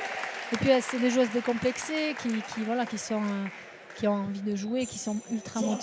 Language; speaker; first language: French; native; French